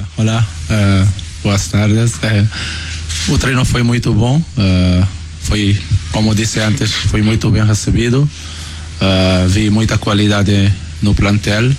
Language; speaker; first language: Spanish; non-native, learner; Portuguese